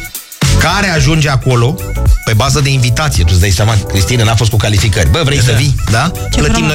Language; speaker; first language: Romanian; native; Romanian